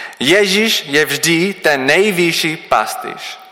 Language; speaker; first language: Czech; non-native, learner; English